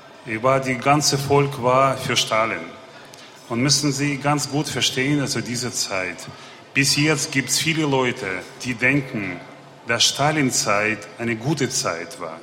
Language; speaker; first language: German; non-native, fluent; Russian